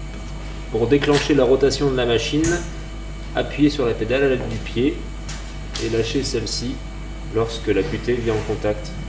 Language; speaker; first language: French; native; French